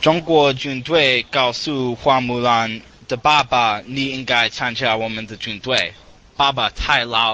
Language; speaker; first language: Chinese; non-native, learner; English